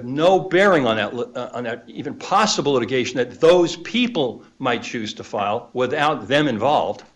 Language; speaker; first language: English; native; English